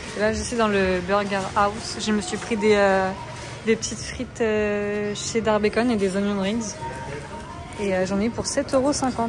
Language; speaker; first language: French; native; French